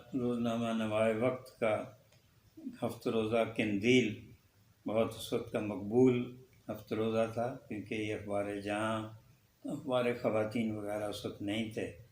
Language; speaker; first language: Urdu; non-native, local second language; Punjabi